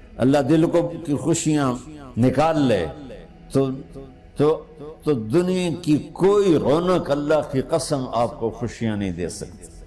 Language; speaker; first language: Urdu; non-native, local second language; Punjabi